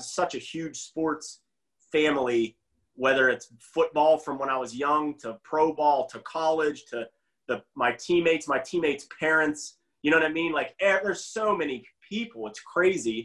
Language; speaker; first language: English; native; English